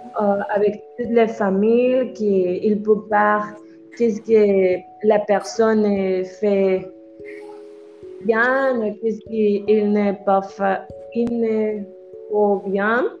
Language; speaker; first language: French; non-native, learner; Spanish